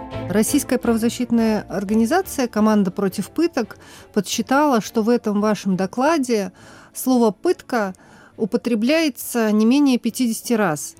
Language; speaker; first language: Russian; native; Russian